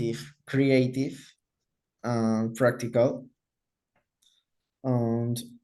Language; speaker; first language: English; non-native, learner; Spanish